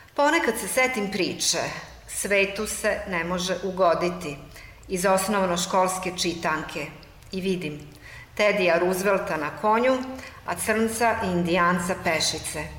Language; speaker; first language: Serbian; non-native, local second language; Hungarian